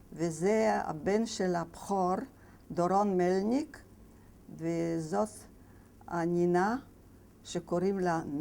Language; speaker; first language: Hebrew; non-native, fluent; Yiddish